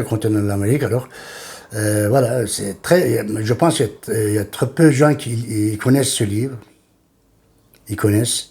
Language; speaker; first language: French; non-native, fluent; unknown